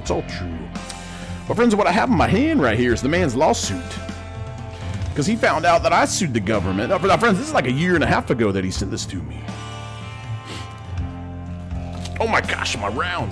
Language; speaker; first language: English; native; English